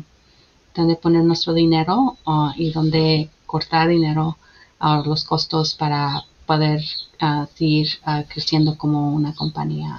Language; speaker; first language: Spanish; early bilingual, heritage; Spanish